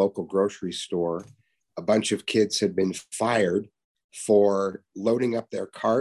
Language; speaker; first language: English; native; English